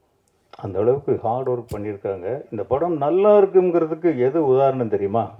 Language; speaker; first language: Tamil; native; Tamil